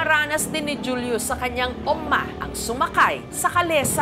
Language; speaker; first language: Filipino; native; Filipino